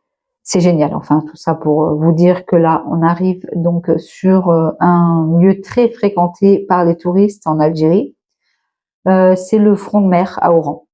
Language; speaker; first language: French; native; French